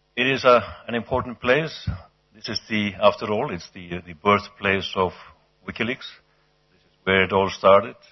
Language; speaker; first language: English; non-native, fluent; Icelandic